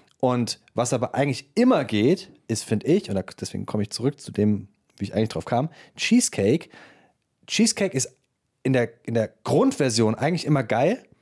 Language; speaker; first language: German; native; German